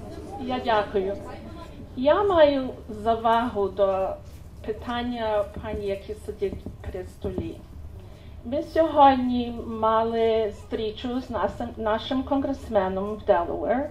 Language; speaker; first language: Ukrainian; early bilingual, heritage; Ukrainian